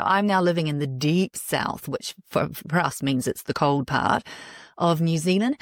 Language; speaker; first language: English; native; English